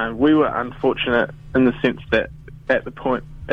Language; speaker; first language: English; native; English